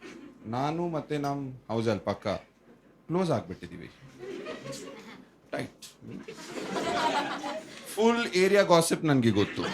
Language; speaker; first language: Kannada; non-native, learner; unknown